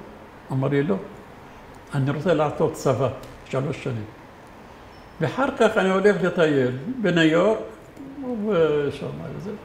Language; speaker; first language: Hebrew; non-native, fluent; Arabic